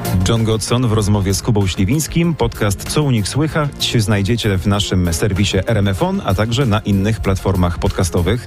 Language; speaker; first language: Polish; native; Polish